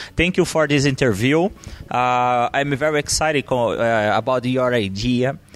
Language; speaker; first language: English; non-native, learner; Portuguese